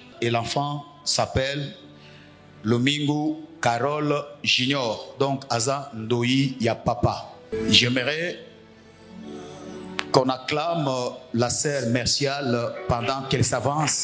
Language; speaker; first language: French; non-native, local second language; Lingala